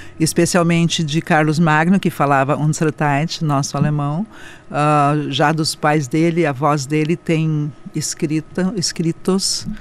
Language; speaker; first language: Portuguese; non-native, local second language; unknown